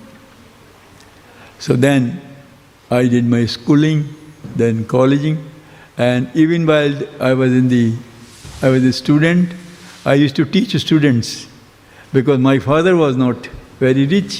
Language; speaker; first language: English; non-native, local second language; Hindi